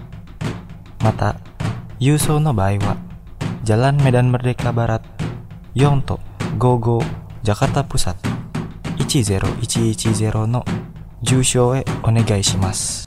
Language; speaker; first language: Japanese; non-native, fluent; Indonesian